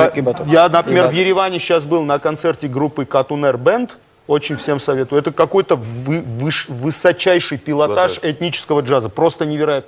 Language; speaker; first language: Russian; non-native, local second language; Armenian